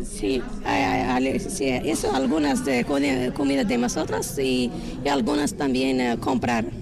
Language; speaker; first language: Spanish; non-native, learner; Arabic